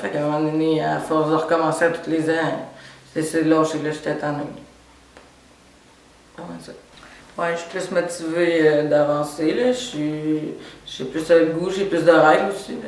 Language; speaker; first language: French; native; French